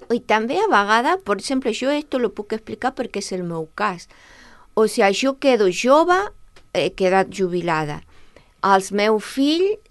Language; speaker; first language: Catalan; non-native, local second language; Spanish